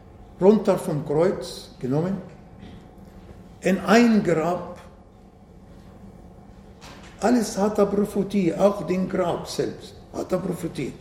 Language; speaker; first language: German; non-native, fluent; Arabic